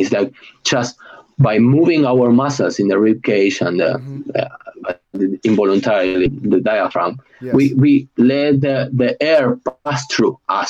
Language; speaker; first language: English; non-native, fluent; Spanish